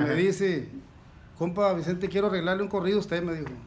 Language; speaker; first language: Spanish; native; Spanish